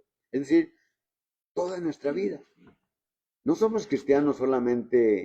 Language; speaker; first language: Spanish; native; Spanish